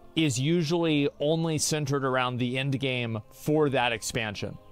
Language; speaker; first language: English; native; English